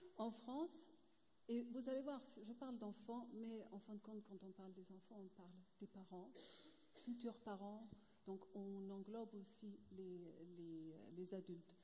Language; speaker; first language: French; non-native, fluent; German